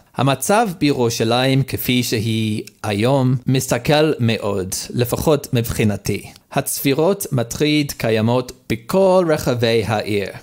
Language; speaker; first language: Hebrew; non-native, learner; English